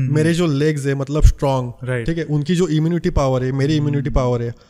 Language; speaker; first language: Hindi; non-native, local second language; Marathi